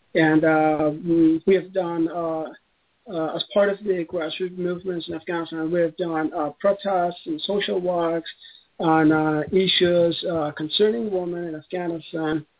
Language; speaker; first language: English; non-native, fluent; Persian